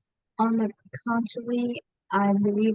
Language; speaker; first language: English; non-native, learner; Vietnamese